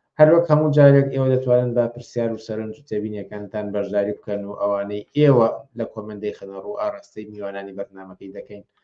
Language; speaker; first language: Central Kurdish; native; Central Kurdish